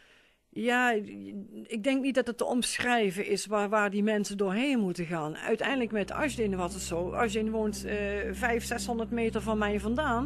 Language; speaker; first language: Dutch; native; Dutch